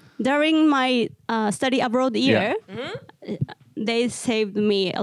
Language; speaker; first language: English; non-native, learner; Japanese